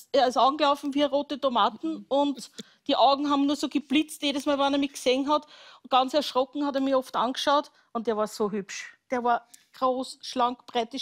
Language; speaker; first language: German; native; German